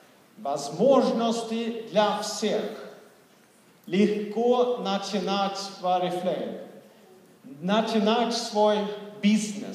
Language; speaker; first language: Russian; non-native, fluent; Swedish